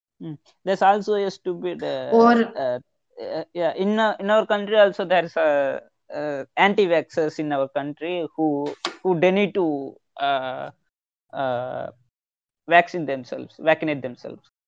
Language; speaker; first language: English; non-native, local second language; Tamil